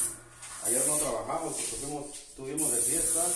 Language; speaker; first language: Spanish; native; Spanish